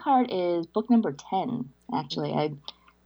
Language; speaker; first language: English; early bilingual, other home language; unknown